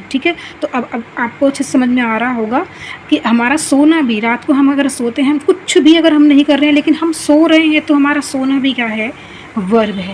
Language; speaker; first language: Hindi; native; Hindi